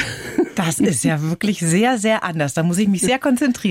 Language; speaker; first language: German; native; German